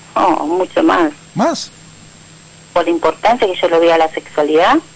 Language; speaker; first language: Spanish; native; Spanish